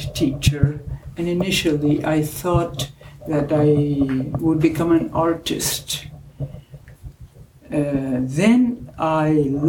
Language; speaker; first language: English; non-native, fluent; Spanish